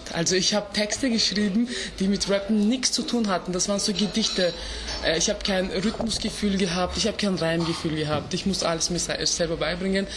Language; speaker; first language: German; early bilingual, other home language; Turkish